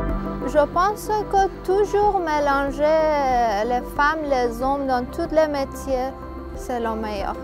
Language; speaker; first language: French; non-native, learner; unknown